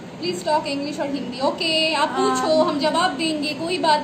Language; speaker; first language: Hindi; non-native, local second language; Bangla